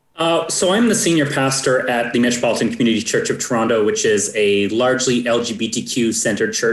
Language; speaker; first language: English; native; English